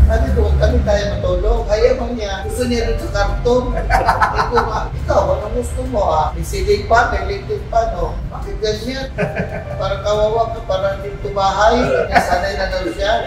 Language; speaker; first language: Filipino; non-native, local second language; Cebuano